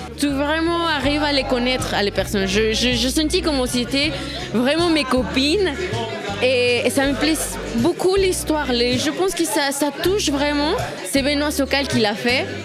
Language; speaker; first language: French; non-native, fluent; Spanish